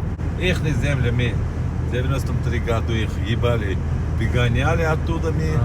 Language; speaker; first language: Russian; non-native, learner; Armenian